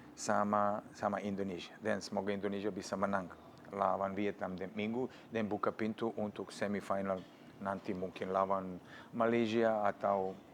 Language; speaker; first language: Indonesian; non-native, fluent; Serbian